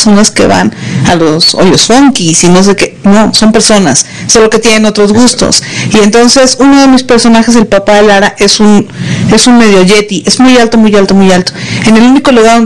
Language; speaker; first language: Spanish; native; Spanish